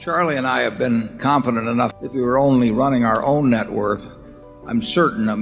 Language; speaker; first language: English; native; English